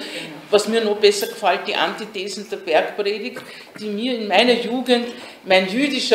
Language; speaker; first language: German; native; German